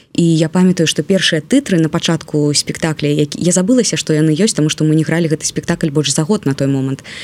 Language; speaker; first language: Belarusian; native; Belarusian